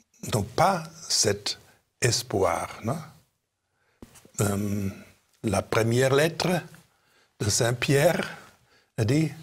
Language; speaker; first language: French; non-native, fluent; German